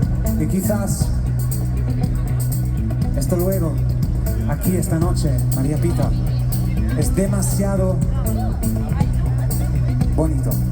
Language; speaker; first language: Spanish; non-native, learner; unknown